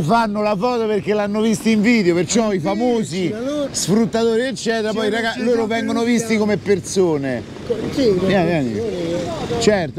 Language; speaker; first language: Italian; native; Italian